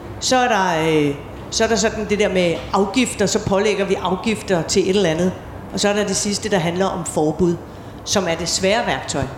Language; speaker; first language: Danish; native; Danish